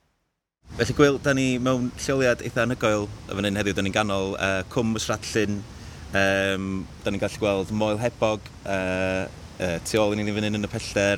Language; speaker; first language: Welsh; native; Welsh